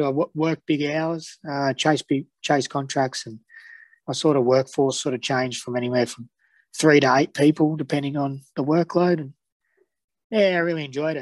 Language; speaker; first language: English; native; English